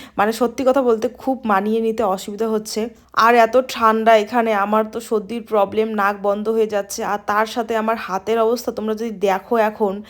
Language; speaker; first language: Bangla; non-native, local second language; Rangpuri